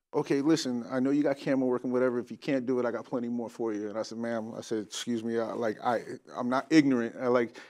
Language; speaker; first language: English; native; English